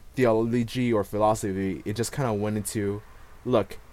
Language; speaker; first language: English; native; English